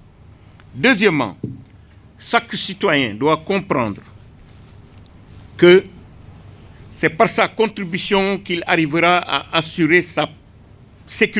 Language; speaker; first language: French; non-native, local second language; Wolof